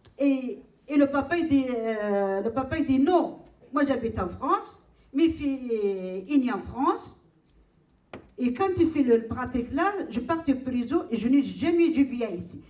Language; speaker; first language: French; non-native, local second language; Arabic